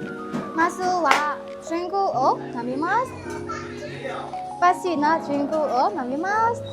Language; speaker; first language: Japanese; non-native, learner; Burmese